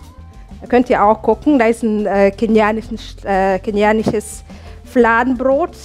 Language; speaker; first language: German; non-native, fluent; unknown